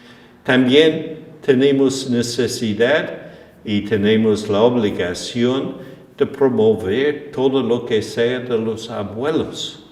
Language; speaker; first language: Spanish; non-native, fluent; English